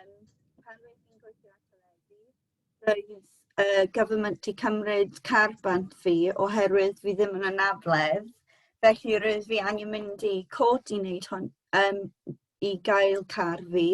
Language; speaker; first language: Welsh; non-native, local second language; English